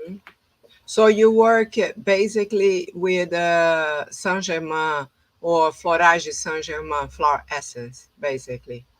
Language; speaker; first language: English; non-native, fluent; Portuguese